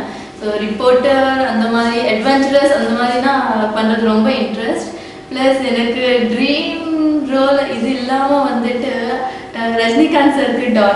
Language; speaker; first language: Tamil; non-native, local second language; Telugu